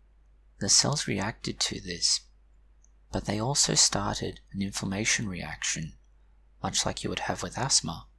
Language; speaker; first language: English; native; English